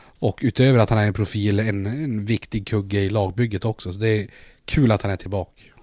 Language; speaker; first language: Swedish; native; Swedish